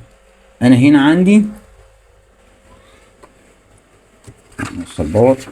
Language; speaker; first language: Arabic; native; Arabic